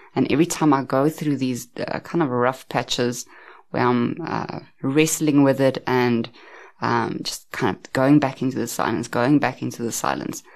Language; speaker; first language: English; native; English